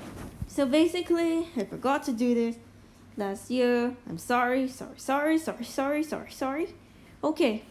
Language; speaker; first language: English; native; English